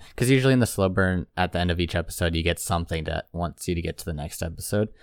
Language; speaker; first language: English; native; English